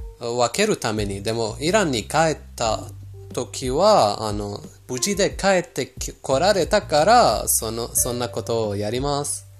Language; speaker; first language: Japanese; non-native, fluent; Persian